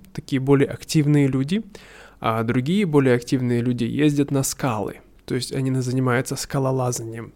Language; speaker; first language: Russian; native; Russian